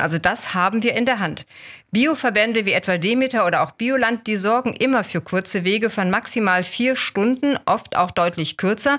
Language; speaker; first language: German; native; German